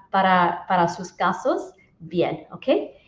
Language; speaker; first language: Spanish; non-native, learner; English